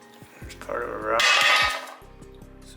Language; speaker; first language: English; native; English